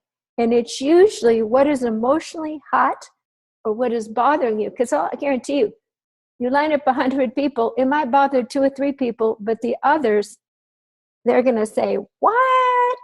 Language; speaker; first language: English; native; English